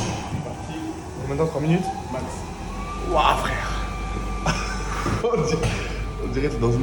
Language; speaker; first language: French; native; French